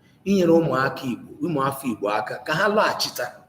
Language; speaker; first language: Igbo; native; Igbo